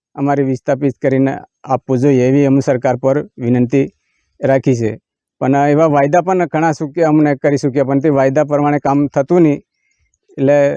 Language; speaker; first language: Gujarati; non-native, local second language; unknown